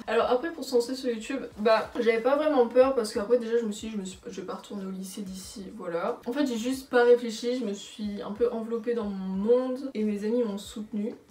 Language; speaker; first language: French; native; French